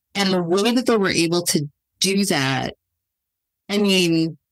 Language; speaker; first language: English; native; English